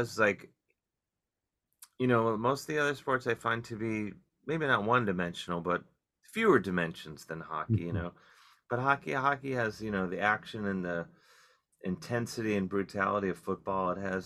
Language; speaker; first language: English; native; English